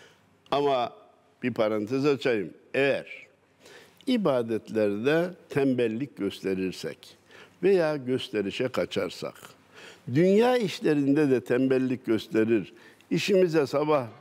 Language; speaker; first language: Turkish; native; Turkish